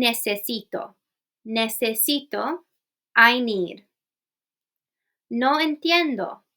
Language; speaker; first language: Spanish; non-native, fluent; English